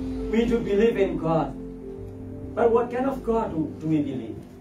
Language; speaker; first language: English; non-native, fluent; Indonesian